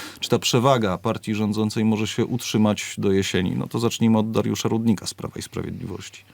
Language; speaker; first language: Polish; native; Polish